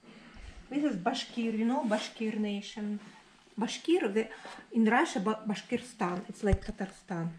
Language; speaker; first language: English; non-native, fluent; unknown